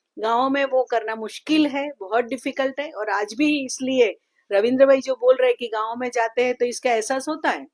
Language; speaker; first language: Hindi; non-native, local second language; Gujarati